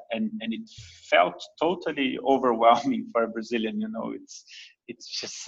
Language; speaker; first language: English; non-native, fluent; Portuguese